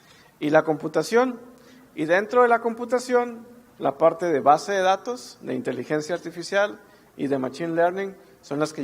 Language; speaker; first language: Spanish; native; Spanish